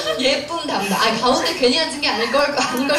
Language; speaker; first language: Korean; native; Korean